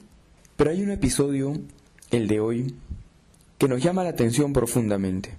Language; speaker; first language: Spanish; native; Spanish